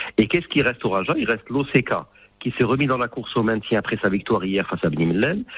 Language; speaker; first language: French; non-native, local second language; Arabic